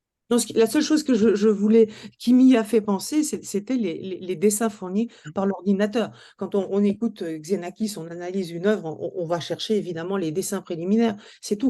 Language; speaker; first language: French; native; French